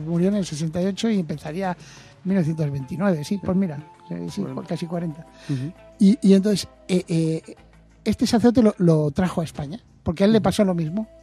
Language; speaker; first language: Spanish; native; Spanish